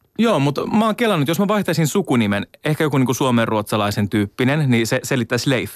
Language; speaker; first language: Finnish; native; Finnish